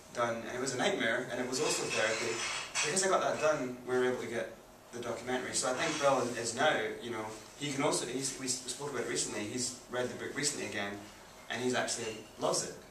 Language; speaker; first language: English; native; English